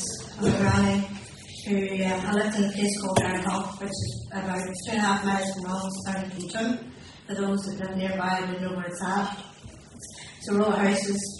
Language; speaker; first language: English; native; English